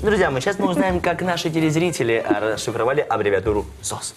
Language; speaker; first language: Russian; native; Russian